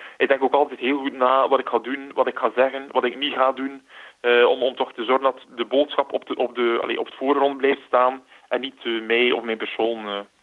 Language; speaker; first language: Dutch; native; Dutch